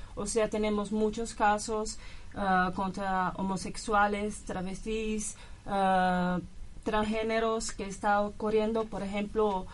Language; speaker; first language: Spanish; non-native, learner; Portuguese